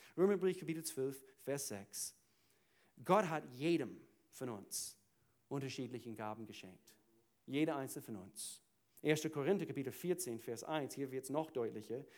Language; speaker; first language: German; non-native, fluent; English